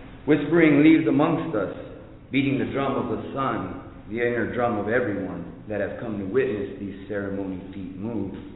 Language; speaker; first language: English; early bilingual, other home language; Spanish